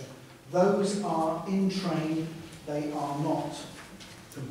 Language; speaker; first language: English; native; English